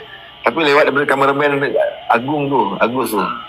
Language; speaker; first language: Malay; native; Malay